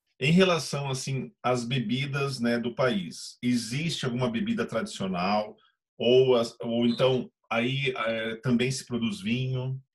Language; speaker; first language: Portuguese; native; Portuguese